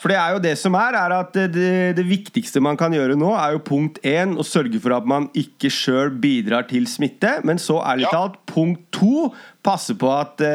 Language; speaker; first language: Norwegian; native; Norwegian